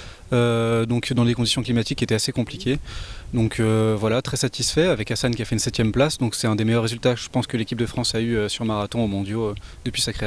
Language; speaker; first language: French; native; French